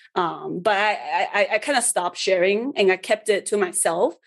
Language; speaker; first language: English; early bilingual, other home language; Chinese